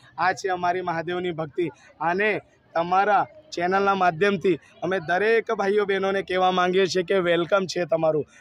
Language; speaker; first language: Gujarati; non-native, local second language; Marathi